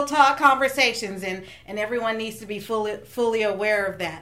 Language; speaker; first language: English; native; English